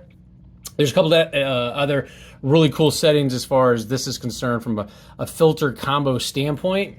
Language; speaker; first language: English; native; English